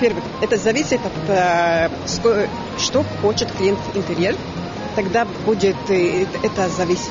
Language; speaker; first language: Russian; non-native, fluent; Latvian